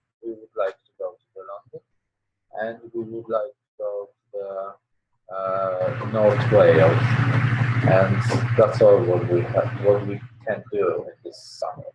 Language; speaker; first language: English; non-native, learner; Polish